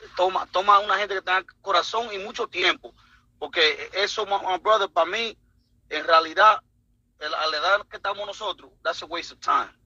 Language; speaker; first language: Spanish; early bilingual, heritage; Spanish